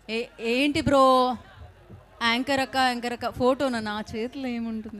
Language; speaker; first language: Telugu; native; Telugu